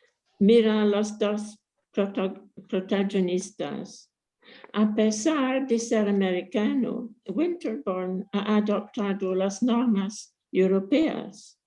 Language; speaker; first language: Spanish; non-native, fluent; English